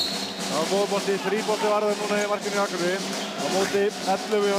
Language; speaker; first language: Icelandic; native; Icelandic